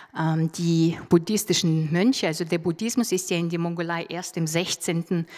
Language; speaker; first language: German; non-native, fluent; Mongolian